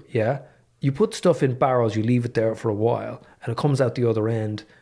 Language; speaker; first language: English; native; English